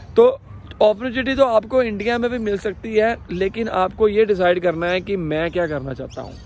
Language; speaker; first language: Hindi; native; Hindi